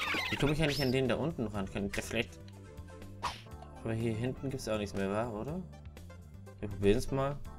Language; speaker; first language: German; native; German